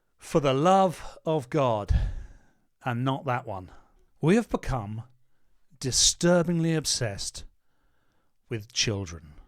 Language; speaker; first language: English; native; English